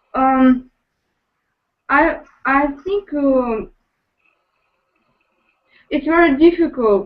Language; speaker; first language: English; non-native, learner; Russian